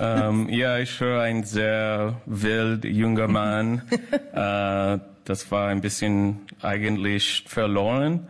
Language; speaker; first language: German; non-native, fluent; English